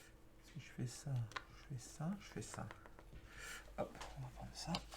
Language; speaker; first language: French; native; French